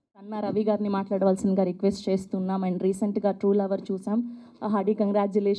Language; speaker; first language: Telugu; native; Telugu